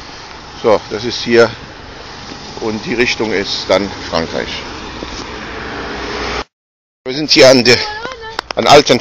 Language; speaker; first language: German; non-native, fluent; Arabic